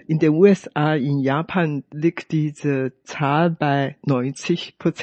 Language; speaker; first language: German; non-native, fluent; Chinese